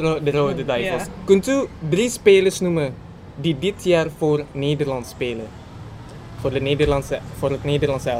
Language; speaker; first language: Dutch; non-native, learner; Indonesian